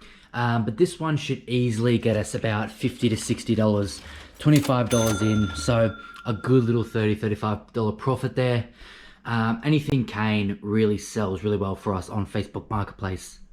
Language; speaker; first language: English; native; English